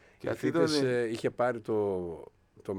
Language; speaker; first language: Greek; native; Greek